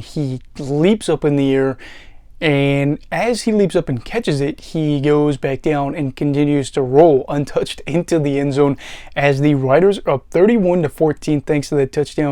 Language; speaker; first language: English; native; English